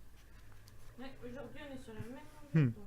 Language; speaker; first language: French; native; French